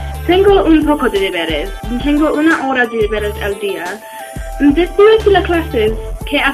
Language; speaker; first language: Spanish; non-native, learner; English